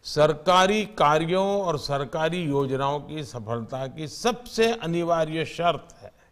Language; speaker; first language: Hindi; non-native, local second language; Gujarati